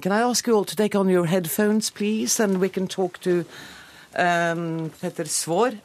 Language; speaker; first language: English; non-native, fluent; Norwegian